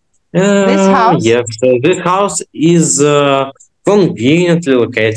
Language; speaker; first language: English; non-native, learner; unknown